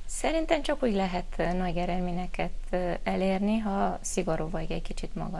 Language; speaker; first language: Hungarian; non-native, fluent; Romanian